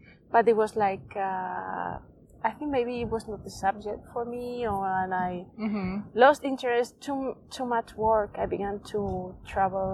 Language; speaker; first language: English; non-native, fluent; Spanish